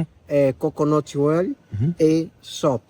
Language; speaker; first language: English; non-native, learner; Portuguese